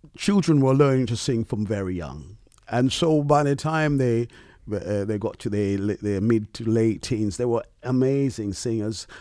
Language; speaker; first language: English; early bilingual, other home language; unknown